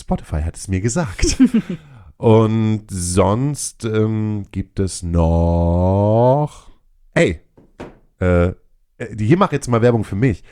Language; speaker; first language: German; native; German